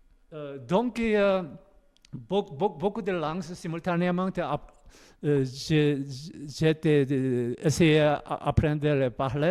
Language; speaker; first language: French; non-native, learner; Korean